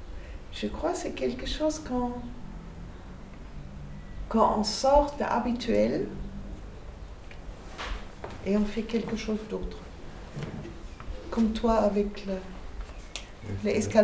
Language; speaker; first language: French; non-native, fluent; German